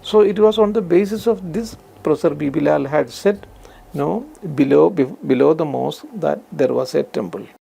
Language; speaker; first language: English; non-native, local second language; Malayalam